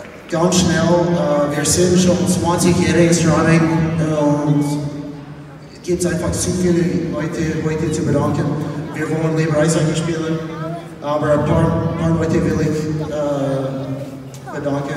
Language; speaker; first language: German; non-native, fluent; English